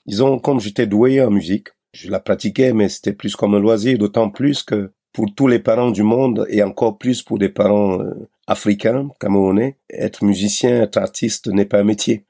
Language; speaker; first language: French; non-native, local second language; Basaa